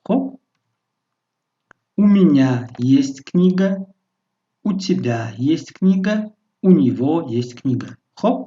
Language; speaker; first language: Russian; non-native, local second language; Tajik